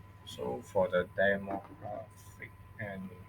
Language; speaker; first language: English; non-native, local second language; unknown